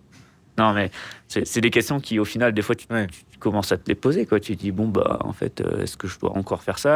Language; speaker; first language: French; native; French